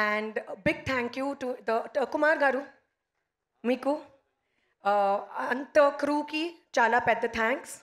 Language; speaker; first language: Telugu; non-native, local second language; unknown